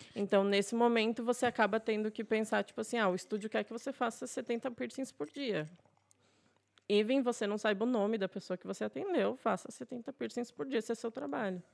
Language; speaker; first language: Portuguese; native; Portuguese